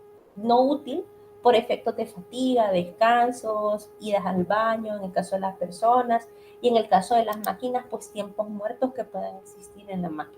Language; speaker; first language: Spanish; native; Spanish